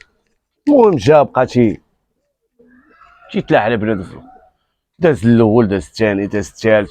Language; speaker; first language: Arabic; native; Arabic